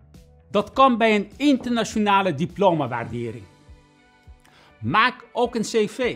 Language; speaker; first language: Dutch; non-native, fluent; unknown